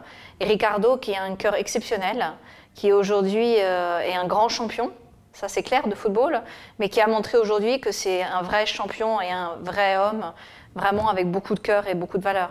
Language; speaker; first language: French; native; French